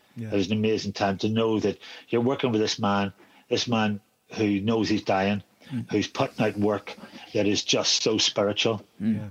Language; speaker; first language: English; native; English